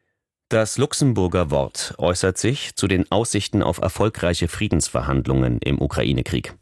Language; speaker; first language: German; native; German